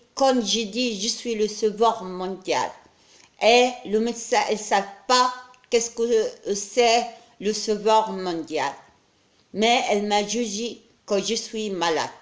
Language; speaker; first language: French; non-native, learner; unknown